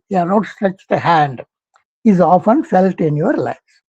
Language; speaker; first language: English; non-native, local second language; Tamil